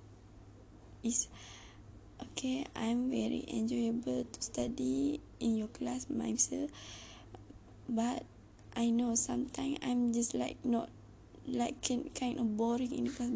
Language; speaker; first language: English; non-native, learner; Malay